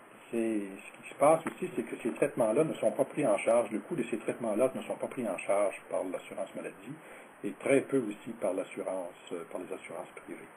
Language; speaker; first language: French; native; French